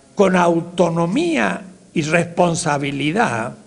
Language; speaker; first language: Spanish; native; Spanish